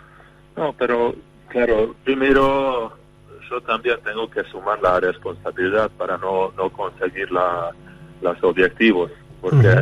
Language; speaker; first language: Spanish; non-native, fluent; Hungarian